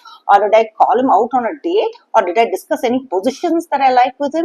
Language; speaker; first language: English; non-native, local second language; Tamil